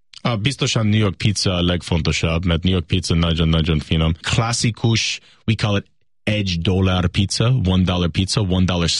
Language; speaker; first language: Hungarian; non-native, learner; English